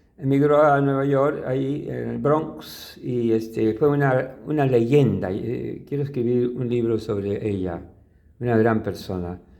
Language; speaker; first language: Spanish; early bilingual, other home language; English